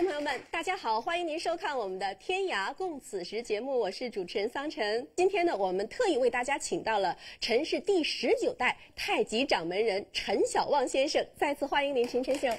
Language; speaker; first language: Chinese; native; Chinese